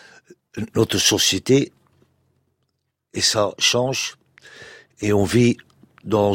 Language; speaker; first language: French; non-native, local second language; Dutch